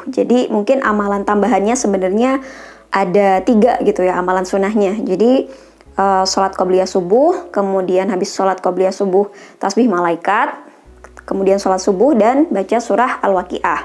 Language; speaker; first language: Indonesian; native; Indonesian